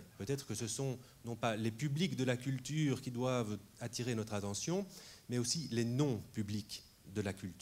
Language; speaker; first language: French; native; French